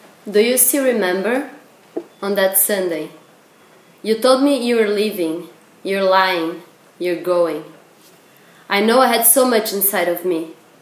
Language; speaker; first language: English; non-native, fluent; Portuguese